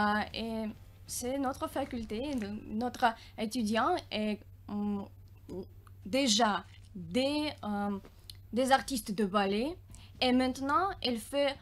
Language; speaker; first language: French; non-native, learner; Russian